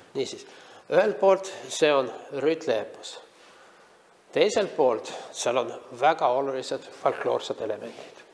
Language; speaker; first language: Estonian; non-native, local second language; Russian